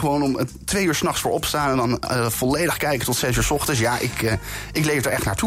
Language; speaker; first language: Dutch; native; Dutch